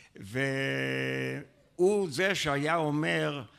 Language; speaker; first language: Hebrew; native; Hebrew